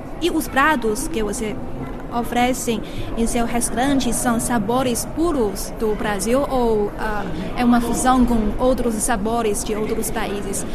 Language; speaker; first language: Portuguese; non-native, fluent; Chinese